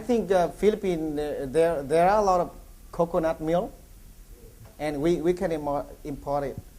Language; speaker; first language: English; non-native, learner; Vietnamese